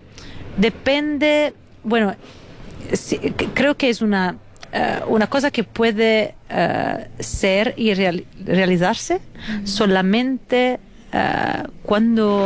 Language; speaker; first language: Spanish; non-native, fluent; Italian